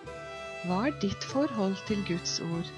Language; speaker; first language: Norwegian; non-native, fluent; Polish